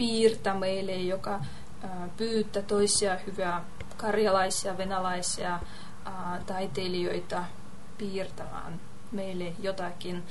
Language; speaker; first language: Finnish; non-native, learner; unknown